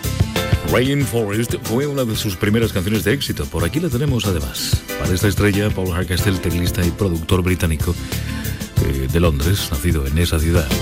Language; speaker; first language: Spanish; native; Spanish